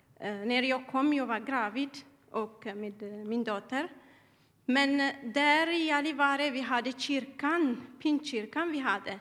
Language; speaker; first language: Swedish; non-native, learner; Tigrinya